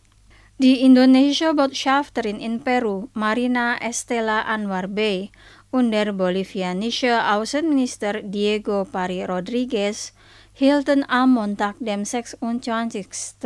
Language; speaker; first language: German; non-native, fluent; Indonesian